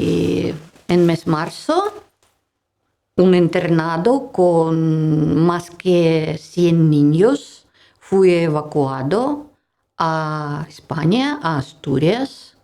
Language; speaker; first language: Spanish; non-native, learner; Russian